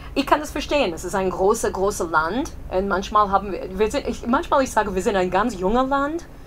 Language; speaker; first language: German; non-native, fluent; English